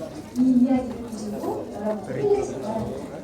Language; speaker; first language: Korean; native; Korean